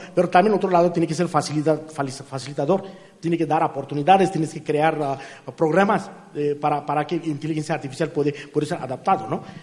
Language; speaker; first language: Spanish; non-native, fluent; Marathi